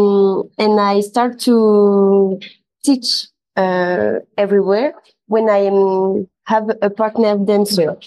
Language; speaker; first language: English; non-native, local second language; French